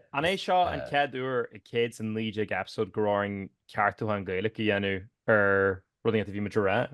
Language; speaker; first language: Irish; native; Irish